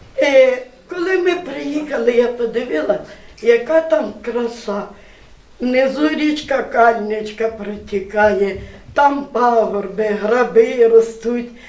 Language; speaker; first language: Ukrainian; native; Ukrainian